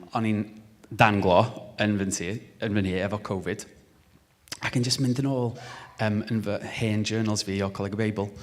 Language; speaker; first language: Welsh; non-native, local second language; English